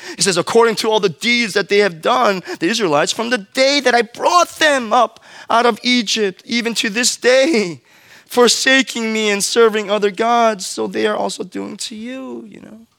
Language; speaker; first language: English; early bilingual, other home language; Korean